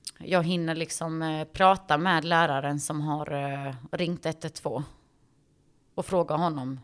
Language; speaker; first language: Swedish; early bilingual, other home language; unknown